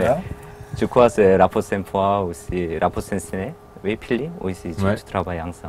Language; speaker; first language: French; non-native, learner; Korean